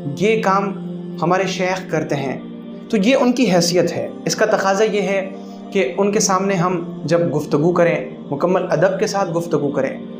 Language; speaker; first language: Urdu; native; Urdu